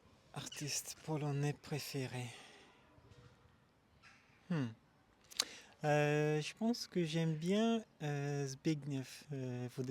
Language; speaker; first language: French; non-native, local second language; Malagasy